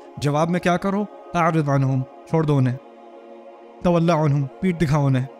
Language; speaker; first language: Urdu; early bilingual, heritage; Urdu